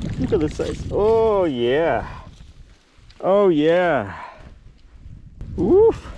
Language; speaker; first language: English; non-native, learner; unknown